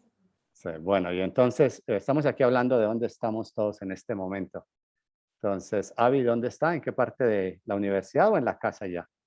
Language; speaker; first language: Spanish; native; Spanish